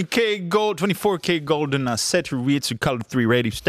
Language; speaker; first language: French; native; French